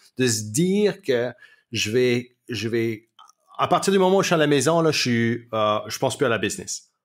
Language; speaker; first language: French; native; French